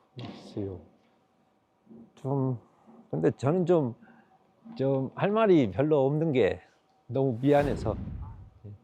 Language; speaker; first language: Korean; native; Korean